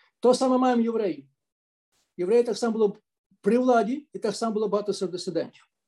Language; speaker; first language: Ukrainian; native; Ukrainian